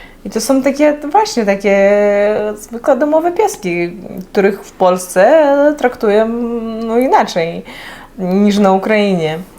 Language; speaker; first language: Polish; non-native, fluent; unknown